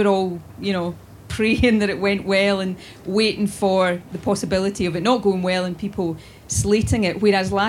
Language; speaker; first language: English; native; English